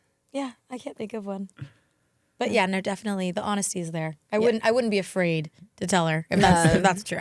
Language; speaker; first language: English; native; English